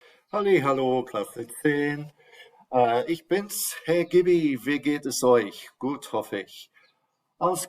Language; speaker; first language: German; non-native, fluent; English